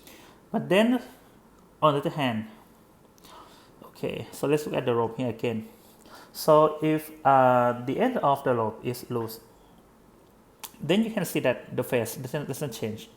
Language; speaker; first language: English; non-native, fluent; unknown